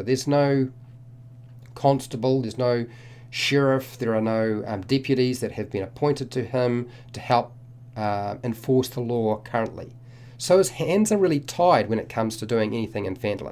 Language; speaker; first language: English; native; English